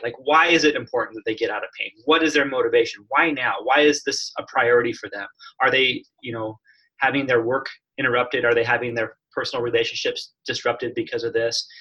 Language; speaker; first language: English; native; English